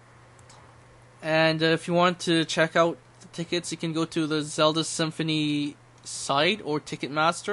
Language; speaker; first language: English; native; English